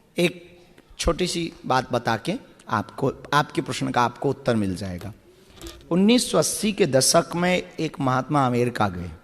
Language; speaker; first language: Hindi; native; Hindi